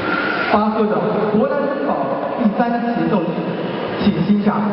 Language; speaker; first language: Chinese; native; Chinese